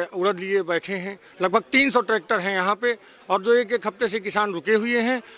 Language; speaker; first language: Hindi; native; Hindi